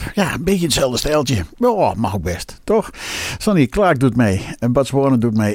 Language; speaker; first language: Dutch; native; Dutch